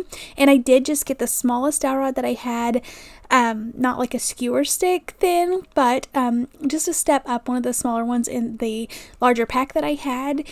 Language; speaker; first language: English; native; English